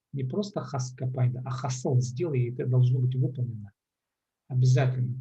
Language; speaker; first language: Russian; non-native, local second language; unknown